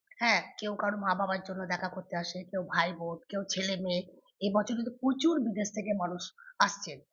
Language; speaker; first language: Bangla; non-native, local second language; Hakka Chinese